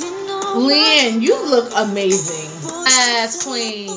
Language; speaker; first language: English; native; English